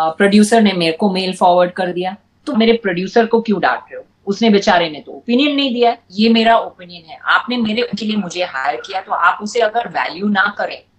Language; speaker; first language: Hindi; non-native, local second language; English